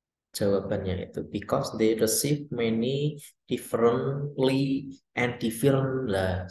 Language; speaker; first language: English; non-native, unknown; Indonesian